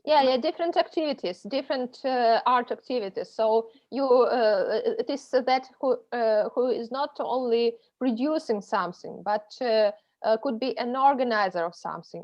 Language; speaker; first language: English; non-native, learner; Ukrainian